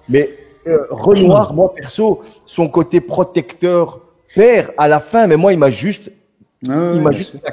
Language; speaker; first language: French; native; French